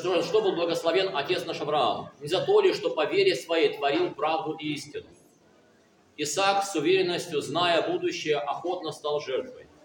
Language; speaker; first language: Russian; native; Russian